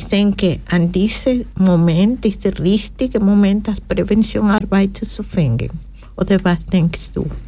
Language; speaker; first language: German; non-native, fluent; Spanish